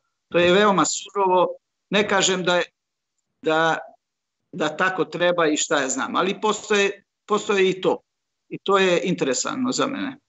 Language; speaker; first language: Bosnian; non-native, local second language; Hungarian